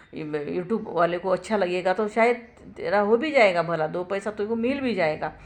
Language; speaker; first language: Hindi; non-native, local second language; Marathi